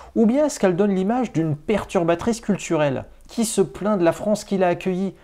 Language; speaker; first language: French; native; French